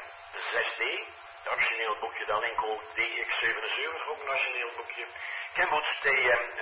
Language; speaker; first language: Dutch; native; Dutch